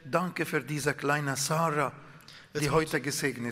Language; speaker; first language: German; non-native, fluent; Arabic